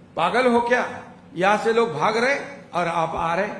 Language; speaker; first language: Hindi; non-native, local second language; Marathi